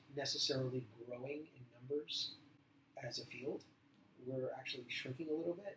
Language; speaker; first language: English; native; English